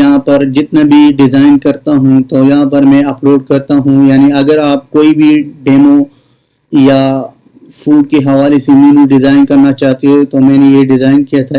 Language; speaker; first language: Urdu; non-native, local second language; Pashto